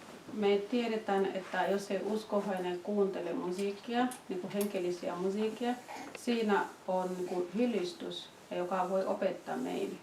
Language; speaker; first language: Finnish; non-native, fluent; Swahili